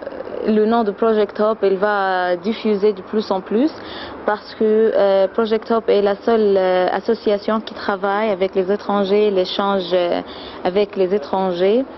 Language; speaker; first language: French; non-native, fluent; Arabic